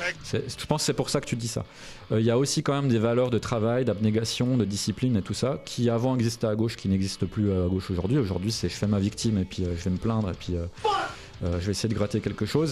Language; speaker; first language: French; native; French